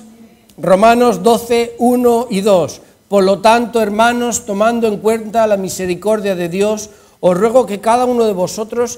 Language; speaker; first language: Spanish; native; Spanish